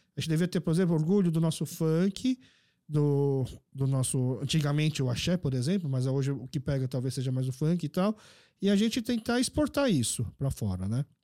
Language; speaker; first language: Portuguese; early bilingual, other home language; Korean